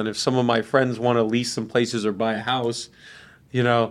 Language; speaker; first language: English; native; English